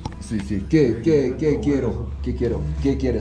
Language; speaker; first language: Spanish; non-native, learner; Korean